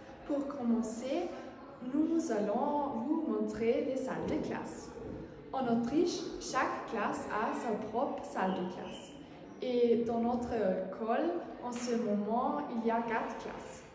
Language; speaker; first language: French; non-native, learner; German